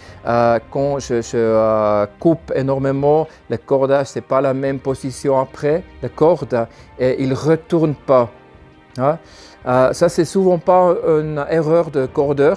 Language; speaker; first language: French; non-native, learner; German